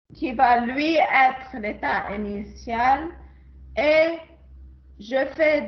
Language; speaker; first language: French; non-native, local second language; Arabic